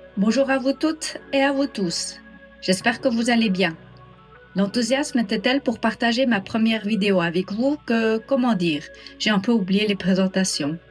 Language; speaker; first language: French; non-native, local second language; Swiss German